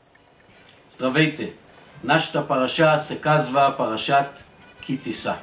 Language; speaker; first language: Bulgarian; non-native, fluent; Hebrew